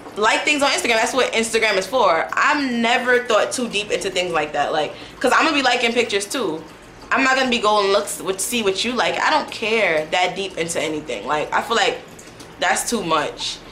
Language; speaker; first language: English; native; English